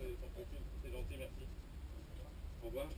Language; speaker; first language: French; native; French